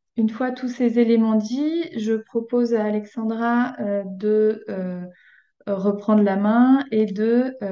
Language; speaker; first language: French; native; French